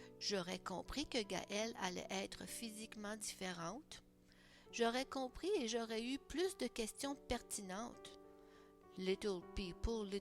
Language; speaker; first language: French; native; French